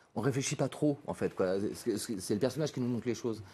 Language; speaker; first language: French; native; French